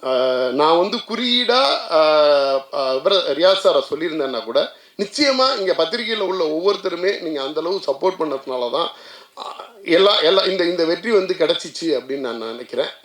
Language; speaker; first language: Tamil; native; Tamil